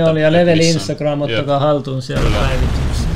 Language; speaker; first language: Finnish; native; Finnish